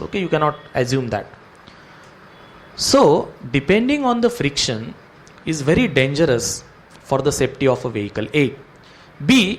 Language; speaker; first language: English; non-native, local second language; Marathi